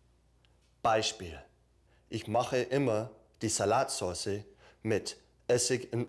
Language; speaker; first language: German; non-native, fluent; English